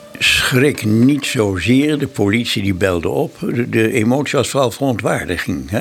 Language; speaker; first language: Dutch; native; Dutch